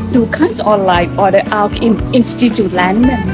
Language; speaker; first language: German; non-native, learner; Thai